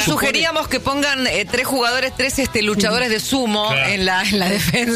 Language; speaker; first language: Spanish; native; Spanish